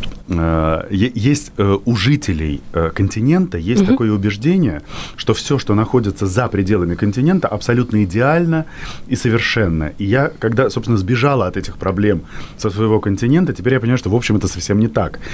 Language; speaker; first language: Russian; native; Russian